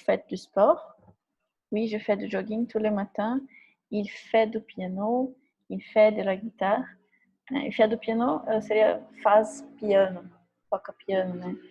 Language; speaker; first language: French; non-native, fluent; Portuguese